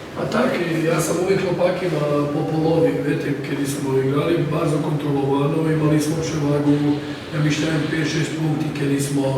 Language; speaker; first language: Polish; non-native, learner; Serbian